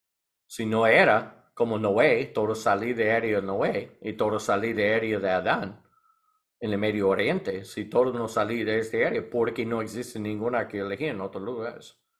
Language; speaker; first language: Spanish; non-native, learner; English